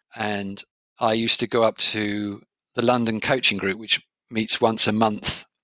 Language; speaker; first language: English; native; English